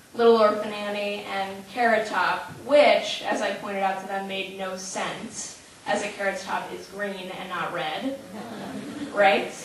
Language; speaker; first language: English; native; English